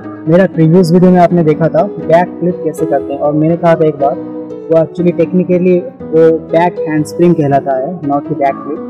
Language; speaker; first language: Hindi; non-native, local second language; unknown